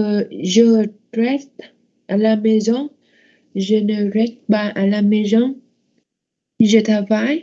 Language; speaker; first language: French; non-native, learner; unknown